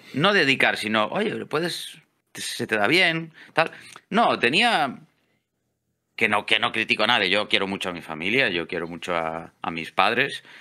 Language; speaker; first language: Spanish; native; Spanish